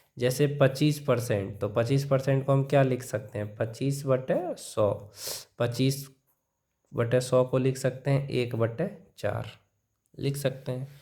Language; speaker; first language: Hindi; native; Hindi